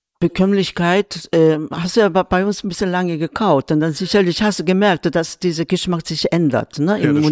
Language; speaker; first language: German; non-native, fluent; Korean